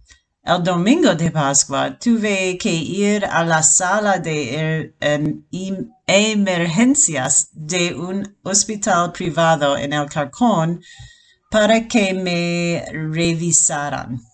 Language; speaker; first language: Spanish; non-native, fluent; English